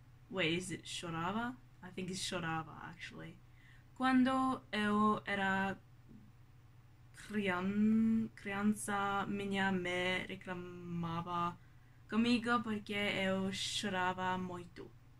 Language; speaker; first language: Portuguese; non-native, learner; Norwegian